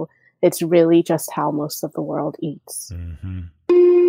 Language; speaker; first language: English; non-native, local second language; Yoruba